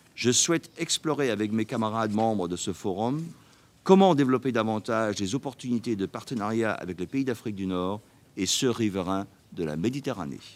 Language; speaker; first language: French; non-native, fluent; Danish